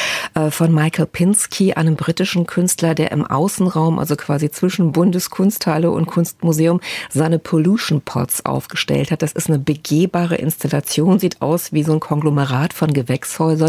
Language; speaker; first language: German; native; German